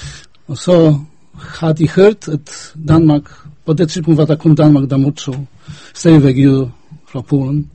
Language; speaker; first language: Danish; non-native, fluent; Polish